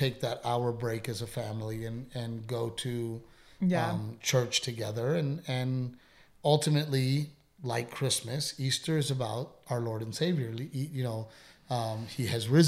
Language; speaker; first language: English; native; English